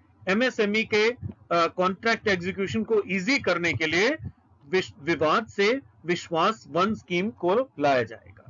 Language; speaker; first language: Hindi; native; Hindi